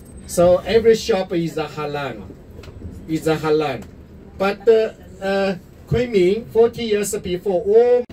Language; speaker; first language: English; non-native, learner; Chinese